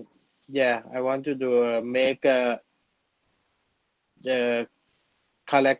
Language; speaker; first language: English; non-native, learner; Thai